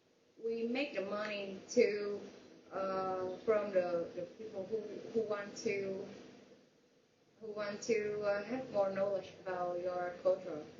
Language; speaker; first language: English; non-native, learner; Vietnamese